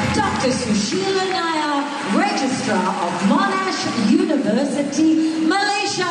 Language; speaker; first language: English; native; English